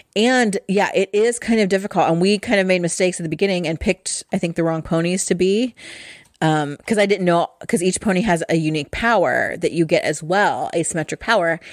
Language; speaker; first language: English; native; English